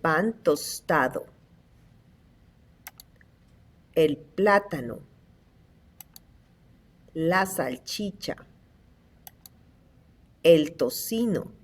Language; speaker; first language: Spanish; non-native, fluent; English